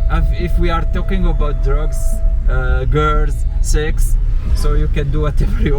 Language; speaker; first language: English; non-native, learner; Arabic